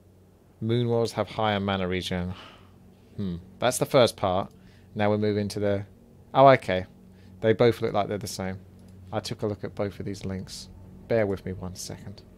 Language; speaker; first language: English; native; English